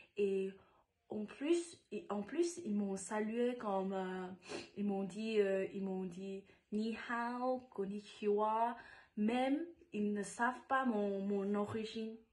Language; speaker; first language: French; non-native, learner; Vietnamese